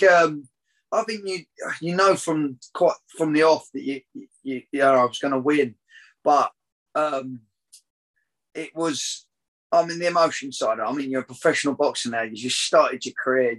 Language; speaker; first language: English; native; English